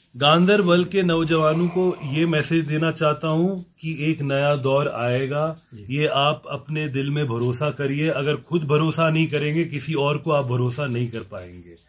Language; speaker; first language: Hindi; non-native, local second language; Kashmiri